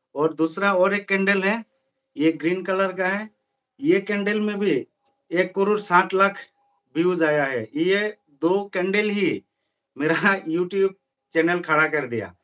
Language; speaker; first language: Hindi; non-native, local second language; Bangla